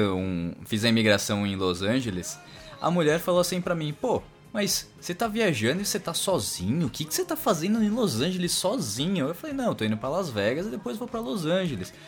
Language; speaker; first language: Portuguese; native; Portuguese